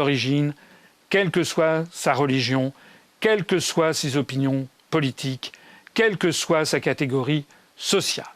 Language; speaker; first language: French; native; French